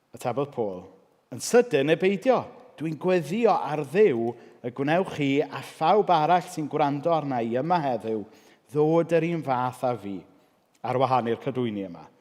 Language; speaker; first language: Welsh; native; Welsh